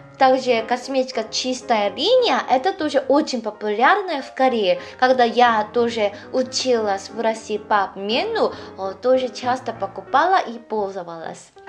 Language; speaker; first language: Russian; non-native, fluent; Korean